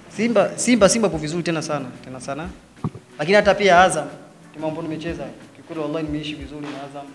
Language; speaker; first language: Swahili; native; Swahili